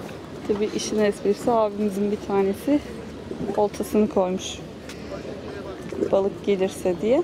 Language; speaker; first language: Turkish; native; Turkish